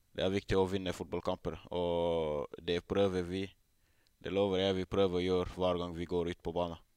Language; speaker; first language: Norwegian; non-native, fluent; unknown